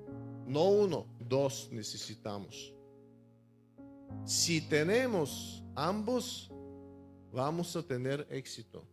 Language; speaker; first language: Spanish; non-native, fluent; Bulgarian